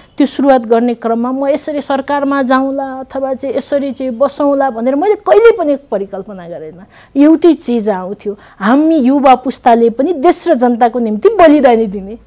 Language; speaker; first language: Nepali; native; Nepali